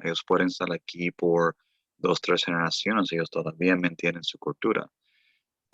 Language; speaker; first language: Spanish; early bilingual, heritage; Spanish